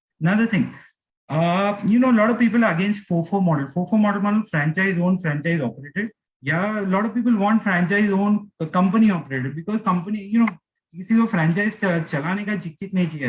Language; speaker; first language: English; non-native, local second language; Hindi